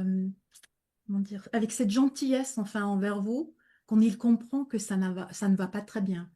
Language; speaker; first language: French; non-native, fluent; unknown